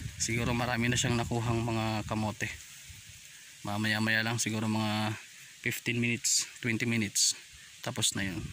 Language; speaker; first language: Filipino; non-native, local second language; Waray